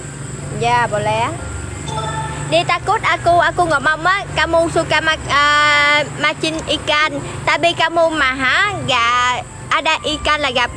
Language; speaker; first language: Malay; non-native, learner; Vietnamese